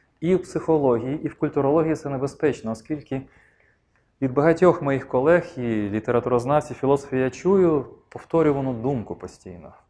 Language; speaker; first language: Ukrainian; non-native, local second language; Russian